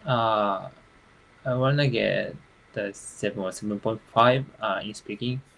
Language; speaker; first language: English; non-native, learner; Japanese